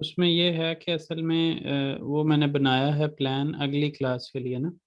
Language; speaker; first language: Hindi; native; Hindi